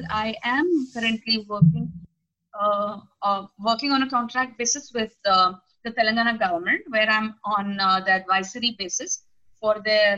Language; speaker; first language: English; non-native, local second language; Telugu